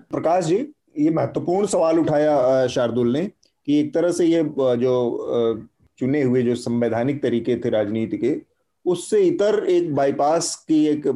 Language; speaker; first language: Hindi; native; Hindi